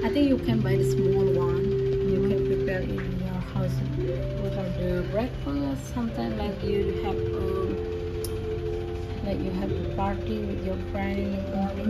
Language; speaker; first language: English; non-native, learner; Indonesian